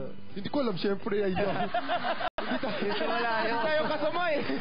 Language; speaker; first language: Filipino; non-native, learner; Korean